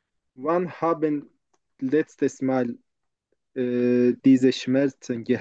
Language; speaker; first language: German; non-native, fluent; Turkish